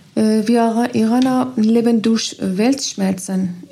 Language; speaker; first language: German; non-native, fluent; Persian